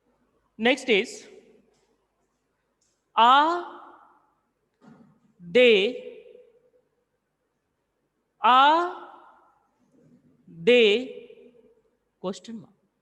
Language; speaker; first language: English; non-native, local second language; Hindi